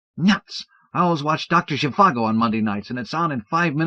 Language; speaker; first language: English; native; English